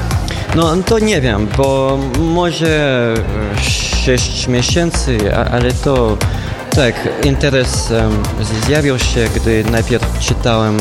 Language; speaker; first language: Polish; non-native, learner; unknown